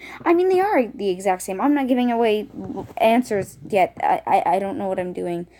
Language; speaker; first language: English; native; English